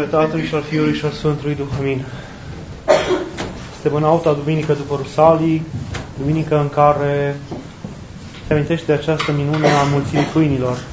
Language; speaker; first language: Romanian; native; Romanian